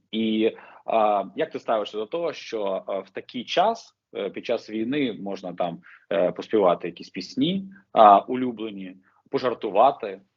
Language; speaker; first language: Ukrainian; native; Ukrainian